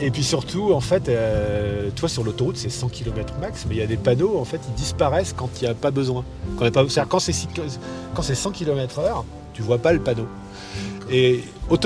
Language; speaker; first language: French; native; French